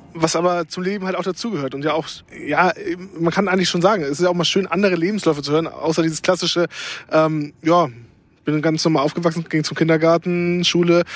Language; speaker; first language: German; native; German